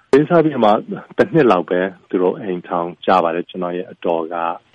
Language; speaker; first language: Burmese; non-native, local second language; Chinese